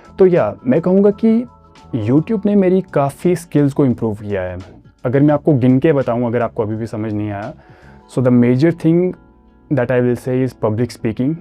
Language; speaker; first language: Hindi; non-native, local second language; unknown